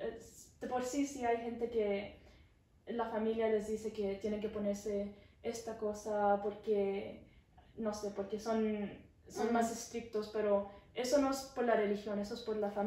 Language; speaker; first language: Spanish; early bilingual, heritage; Spanish